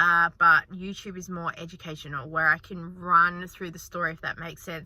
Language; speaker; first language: English; native; English